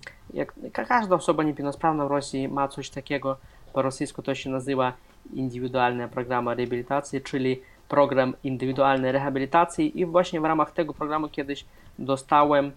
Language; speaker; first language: Polish; non-native, fluent; Russian